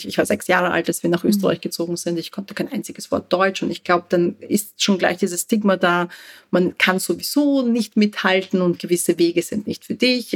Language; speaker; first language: German; early bilingual, other home language; Russian